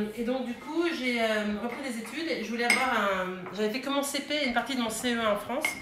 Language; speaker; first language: French; early bilingual, heritage; French